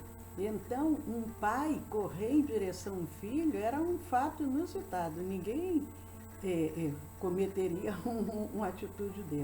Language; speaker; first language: Portuguese; native; Portuguese